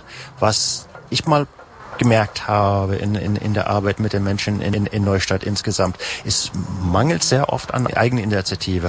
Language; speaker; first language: German; native; German